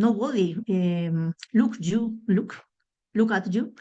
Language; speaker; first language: English; non-native, learner; Spanish